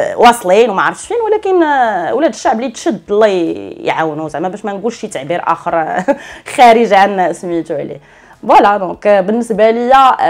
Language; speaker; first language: Arabic; native; Arabic